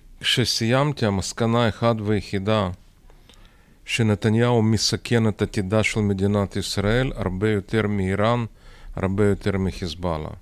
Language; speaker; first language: Hebrew; non-native, fluent; Russian